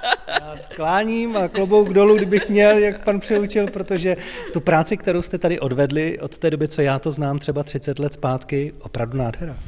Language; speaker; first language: Czech; native; Czech